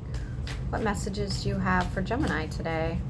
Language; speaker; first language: English; native; English